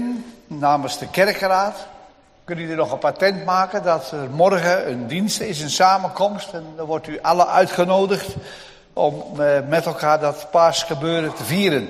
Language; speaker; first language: Dutch; native; Dutch